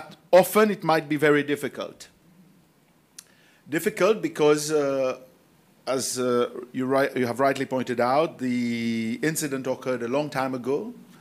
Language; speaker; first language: English; non-native, local second language; Seselwa Creole French